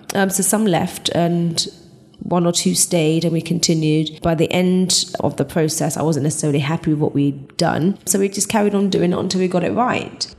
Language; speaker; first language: English; native; English